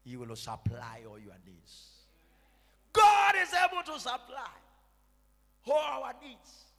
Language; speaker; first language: English; non-native, local second language; Swahili